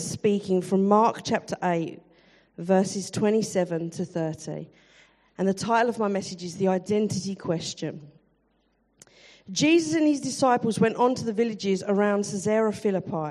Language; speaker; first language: English; native; English